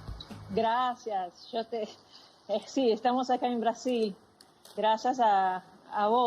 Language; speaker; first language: Spanish; non-native, fluent; Portuguese